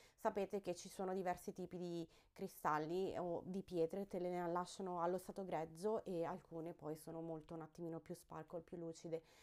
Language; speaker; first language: Italian; early bilingual, heritage; Italian